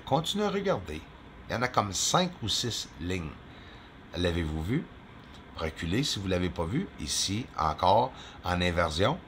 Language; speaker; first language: French; native; French